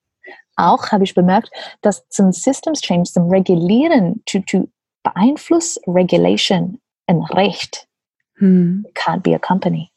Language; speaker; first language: German; non-native, learner; English